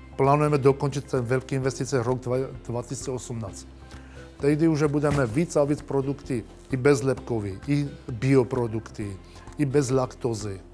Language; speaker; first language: Czech; non-native, learner; Armenian